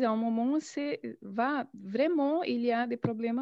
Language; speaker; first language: French; non-native, learner; Portuguese